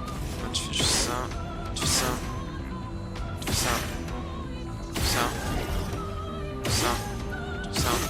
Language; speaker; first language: French; native; French